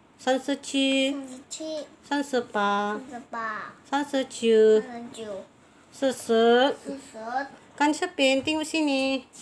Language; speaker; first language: Chinese; non-native, learner; Malay